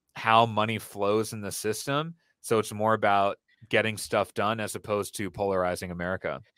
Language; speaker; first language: English; native; English